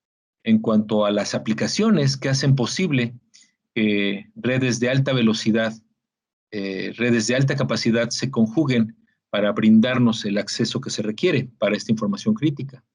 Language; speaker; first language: Spanish; native; Spanish